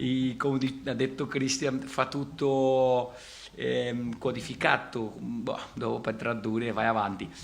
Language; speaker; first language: Italian; non-native, fluent; Portuguese